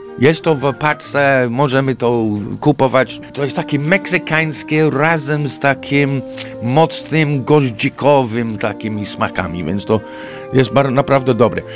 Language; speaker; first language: Polish; non-native, fluent; English